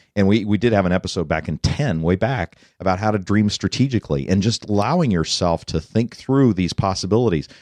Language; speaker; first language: English; native; English